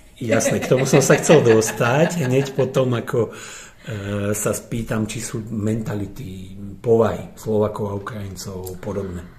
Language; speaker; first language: Slovak; native; Slovak